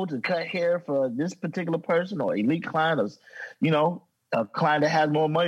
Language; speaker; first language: English; native; English